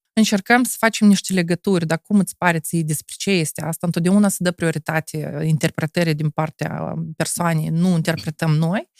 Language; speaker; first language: Romanian; non-native, local second language; Russian